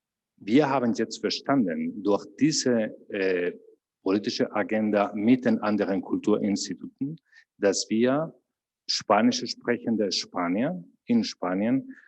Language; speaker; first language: German; non-native, fluent; Spanish